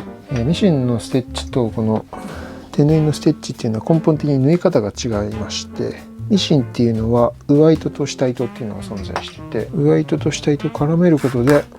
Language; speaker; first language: Japanese; native; Japanese